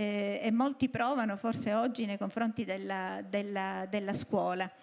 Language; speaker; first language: Italian; native; Italian